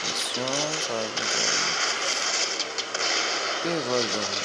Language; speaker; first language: French; native; French